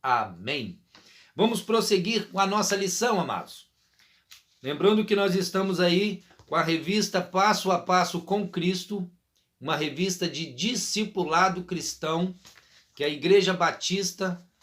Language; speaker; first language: Portuguese; native; Portuguese